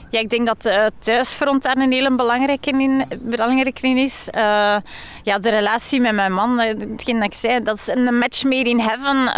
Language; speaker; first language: Dutch; native; Dutch